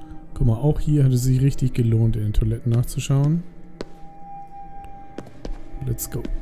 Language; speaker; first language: German; native; German